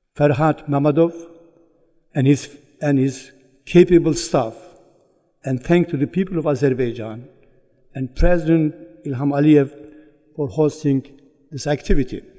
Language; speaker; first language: English; non-native, fluent; Turkish